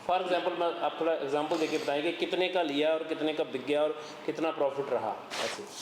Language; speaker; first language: Hindi; non-native, local second language; Punjabi